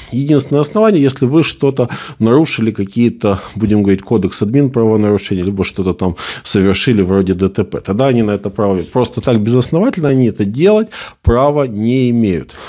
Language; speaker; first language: Russian; native; Russian